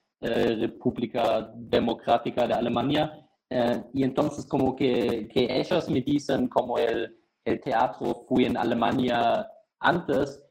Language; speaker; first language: Spanish; non-native, fluent; German